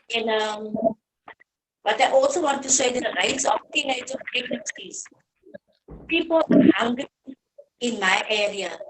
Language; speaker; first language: English; non-native, local second language; Afrikaans